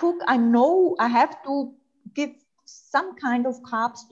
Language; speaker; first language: English; non-native, fluent; German